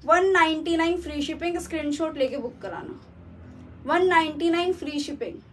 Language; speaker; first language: Hindi; native; Hindi